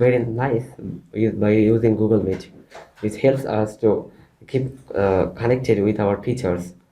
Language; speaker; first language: English; non-native, learner; Bangla